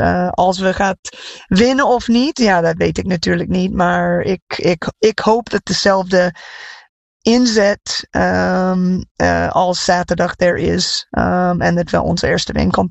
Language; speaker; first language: Dutch; non-native, fluent; English